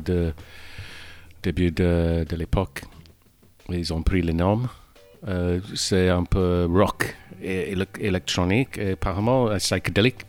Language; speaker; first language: French; non-native, fluent; English